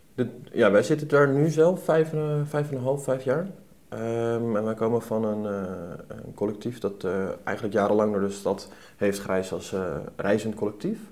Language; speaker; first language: Dutch; native; Dutch